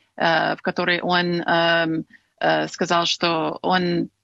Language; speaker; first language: Russian; non-native, fluent; English